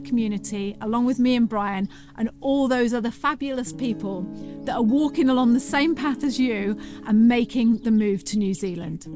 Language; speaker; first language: English; native; English